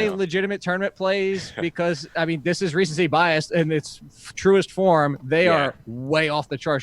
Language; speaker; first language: English; native; English